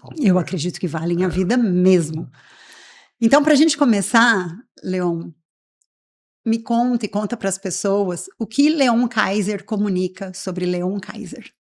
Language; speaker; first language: Portuguese; native; Portuguese